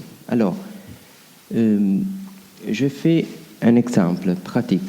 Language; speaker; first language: French; non-native, fluent; Italian